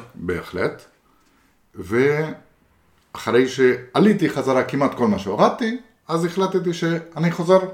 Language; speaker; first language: Hebrew; non-native, fluent; Spanish